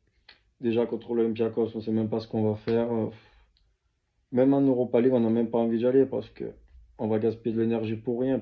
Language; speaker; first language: French; native; French